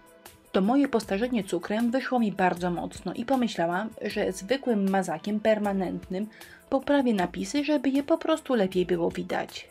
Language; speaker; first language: Polish; native; Polish